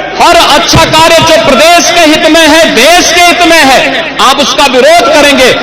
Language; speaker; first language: Hindi; native; Hindi